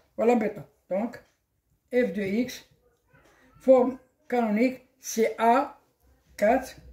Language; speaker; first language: French; non-native, local second language; Arabic